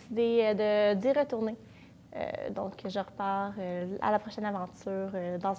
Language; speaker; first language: French; native; French